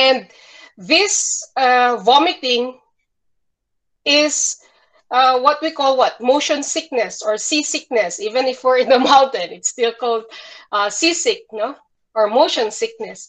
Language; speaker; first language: English; non-native, local second language; Cebuano